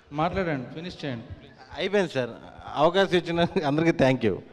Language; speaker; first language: Telugu; native; Telugu